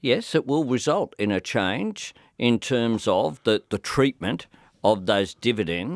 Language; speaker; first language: English; native; English